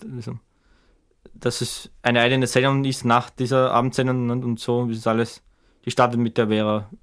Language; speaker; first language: German; native; German